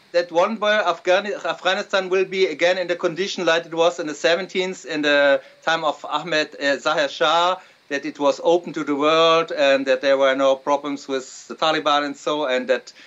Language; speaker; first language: English; non-native, fluent; German